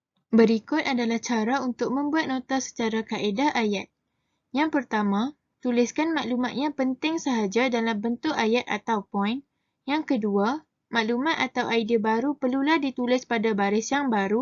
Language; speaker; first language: Malay; native; Malay